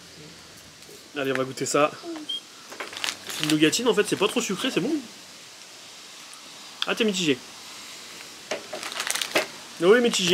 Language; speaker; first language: French; native; French